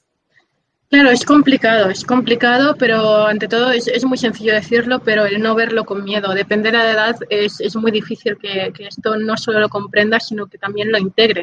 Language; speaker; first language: Spanish; native; Spanish